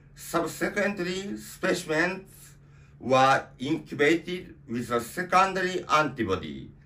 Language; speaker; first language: English; non-native, learner; Japanese